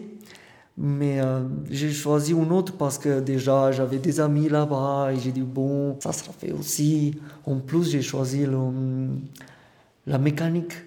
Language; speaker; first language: French; non-native, fluent; Romanian